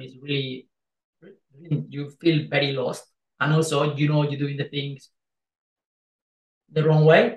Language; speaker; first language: English; non-native, fluent; Spanish